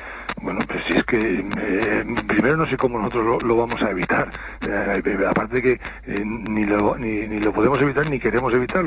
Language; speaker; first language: Spanish; native; Spanish